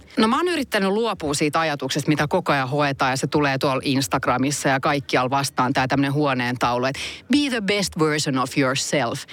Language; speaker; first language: Finnish; native; Finnish